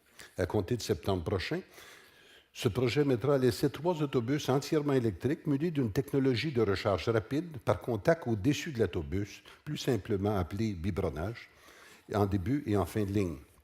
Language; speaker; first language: French; native; French